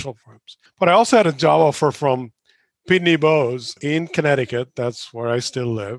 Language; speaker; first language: English; non-native, local second language; Bangla